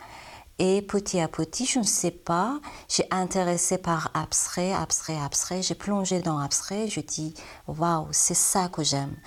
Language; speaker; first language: French; non-native, learner; Persian